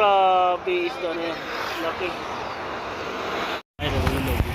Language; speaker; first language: Filipino; non-native, local second language; Cebuano